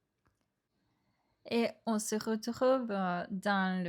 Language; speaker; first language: French; non-native, fluent; Japanese